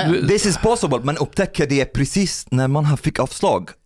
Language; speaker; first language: Swedish; non-native, fluent; Arabic